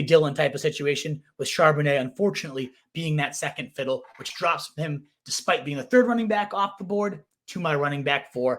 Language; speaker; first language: English; native; English